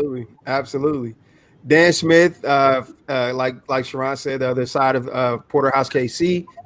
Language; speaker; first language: English; native; English